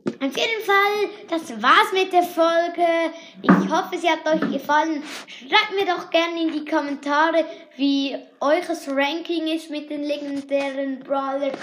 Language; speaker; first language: German; native; German